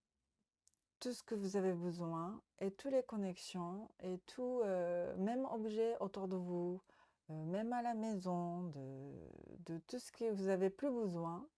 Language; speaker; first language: French; non-native, learner; Japanese